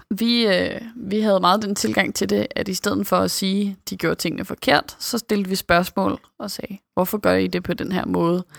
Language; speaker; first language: Danish; native; Danish